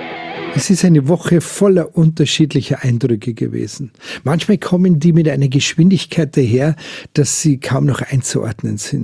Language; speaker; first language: German; native; German